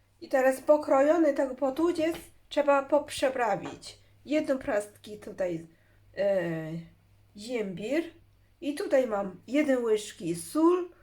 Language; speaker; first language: Polish; non-native, learner; Chinese